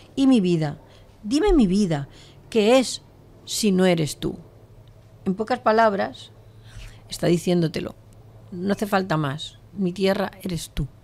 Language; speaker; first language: Spanish; native; Spanish